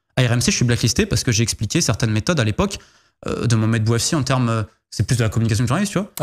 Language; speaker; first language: French; native; French